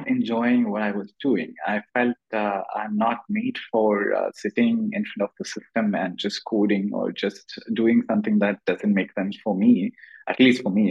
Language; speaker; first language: English; non-native, local second language; Malayalam